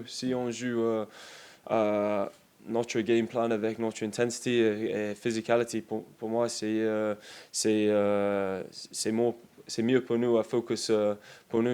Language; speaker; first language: French; non-native, learner; English